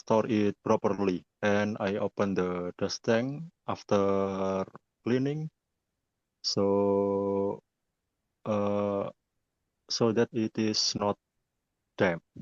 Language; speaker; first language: English; non-native, learner; Indonesian